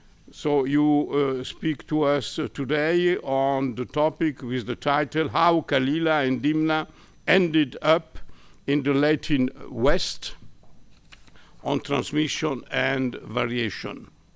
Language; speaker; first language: English; non-native, fluent; Italian